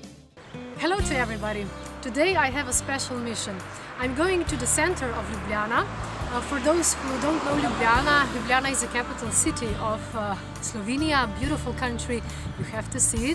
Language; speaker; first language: English; non-native, fluent; Slovenian